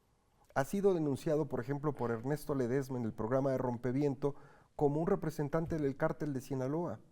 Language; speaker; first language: Spanish; native; Spanish